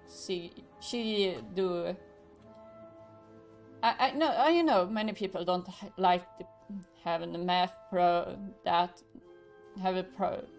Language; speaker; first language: English; non-native, learner; Swedish